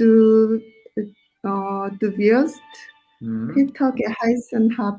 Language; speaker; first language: German; non-native, learner; Korean